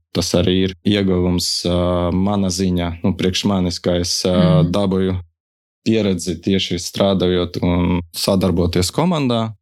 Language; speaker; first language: Latvian; non-native, local second language; Russian